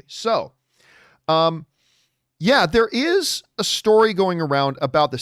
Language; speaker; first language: English; native; English